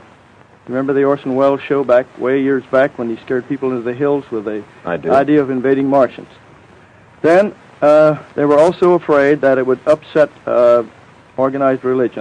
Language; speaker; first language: English; native; English